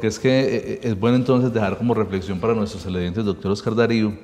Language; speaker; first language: Spanish; native; Spanish